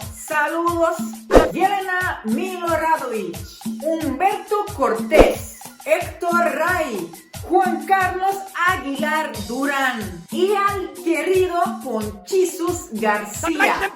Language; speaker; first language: Spanish; non-native, fluent; Serbian